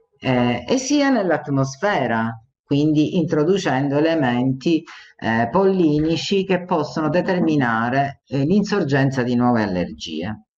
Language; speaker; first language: Italian; native; Italian